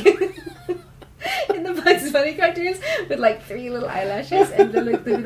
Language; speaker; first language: English; native; English